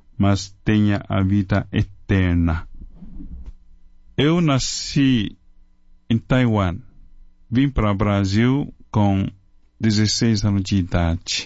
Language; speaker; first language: Portuguese; non-native, fluent; Chinese